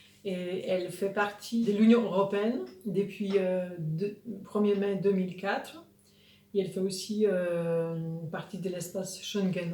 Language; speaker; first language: French; non-native, fluent; Polish